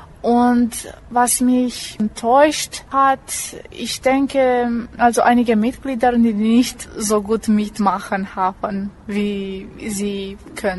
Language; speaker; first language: German; non-native, local second language; Romanian